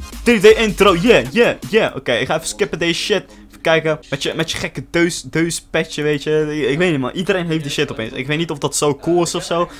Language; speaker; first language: Dutch; early bilingual, other home language; Turkish